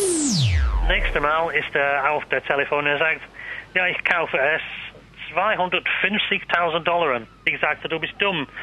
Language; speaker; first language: German; non-native, learner; English